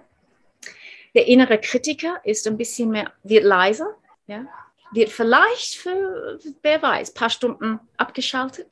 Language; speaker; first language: German; non-native, fluent; English